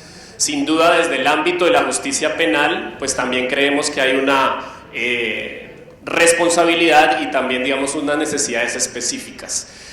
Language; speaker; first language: Spanish; native; Spanish